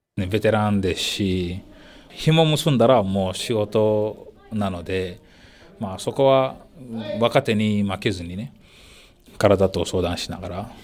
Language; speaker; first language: Japanese; non-native, fluent; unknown